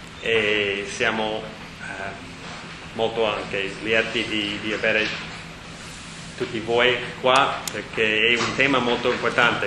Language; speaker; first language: Italian; non-native, learner; English